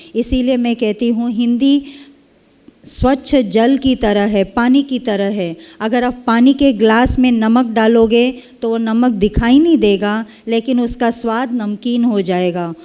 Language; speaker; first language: Hindi; non-native, local second language; Kannada